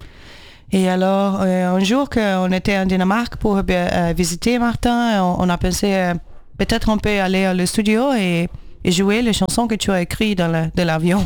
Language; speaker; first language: French; non-native, learner; Portuguese